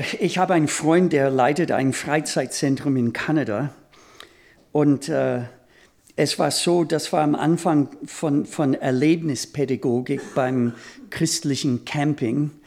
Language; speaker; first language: German; non-native, fluent; English